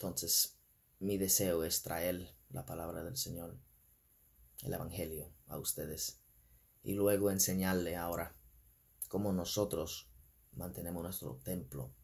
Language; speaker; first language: Spanish; non-native, fluent; English